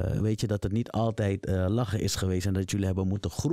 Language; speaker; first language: Dutch; native; Dutch